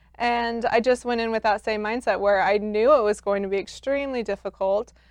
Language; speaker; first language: English; native; English